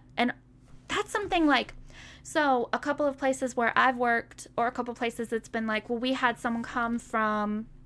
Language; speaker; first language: English; native; English